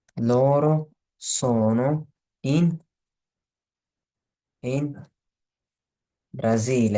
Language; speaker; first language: Italian; non-native, fluent; Bangla